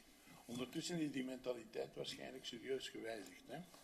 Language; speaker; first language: Dutch; native; Dutch